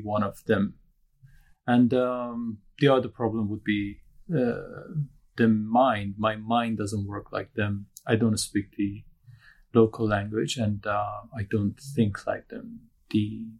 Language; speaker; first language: English; non-native, fluent; Turkish